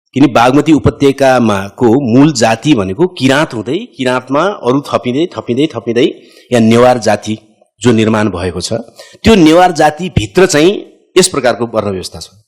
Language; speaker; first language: Nepali; native; Nepali